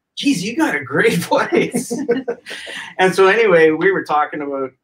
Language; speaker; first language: English; native; English